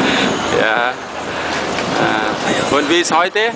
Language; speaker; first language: German; non-native, learner; Thai